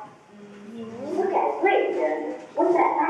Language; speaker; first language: English; non-native, learner; Italian